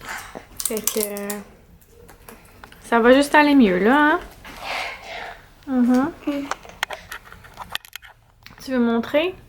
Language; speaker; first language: French; native; French